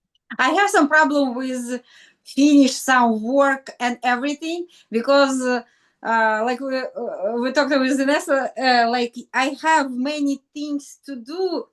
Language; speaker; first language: English; non-native, learner; Russian